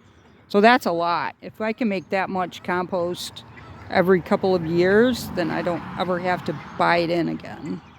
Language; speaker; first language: English; native; English